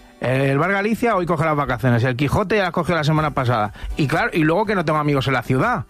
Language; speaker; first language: Spanish; native; Spanish